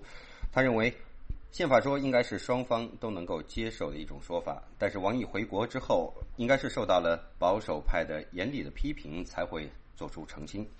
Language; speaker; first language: Chinese; native; Chinese